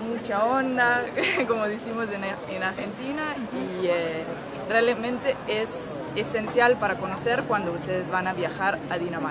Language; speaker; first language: Spanish; non-native, fluent; Danish